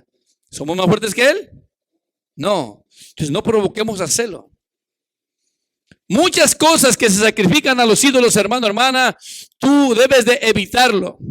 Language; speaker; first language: Spanish; native; Spanish